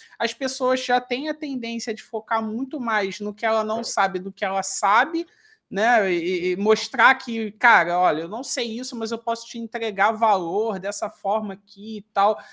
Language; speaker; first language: Portuguese; native; Portuguese